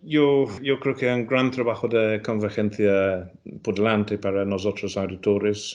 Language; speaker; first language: Spanish; non-native, fluent; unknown